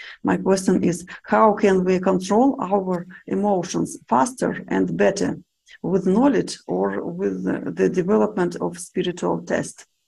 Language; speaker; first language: English; non-native, learner; Russian